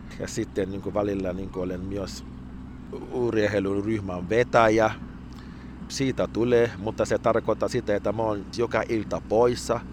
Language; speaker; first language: Finnish; non-native, fluent; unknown